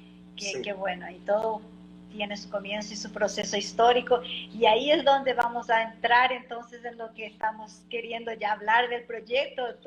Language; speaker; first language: Spanish; non-native, fluent; Portuguese